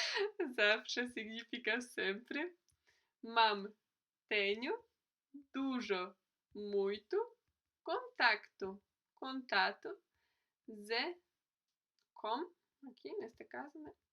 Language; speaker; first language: Portuguese; non-native, fluent; Polish